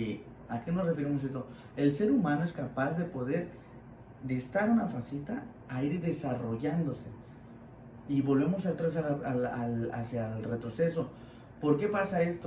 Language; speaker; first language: Spanish; native; Spanish